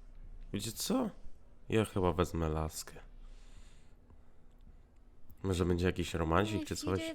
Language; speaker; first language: Polish; native; Polish